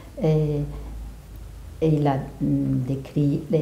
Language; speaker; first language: French; non-native, fluent; Italian